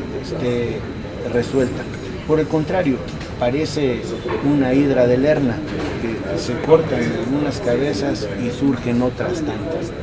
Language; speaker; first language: Spanish; native; Spanish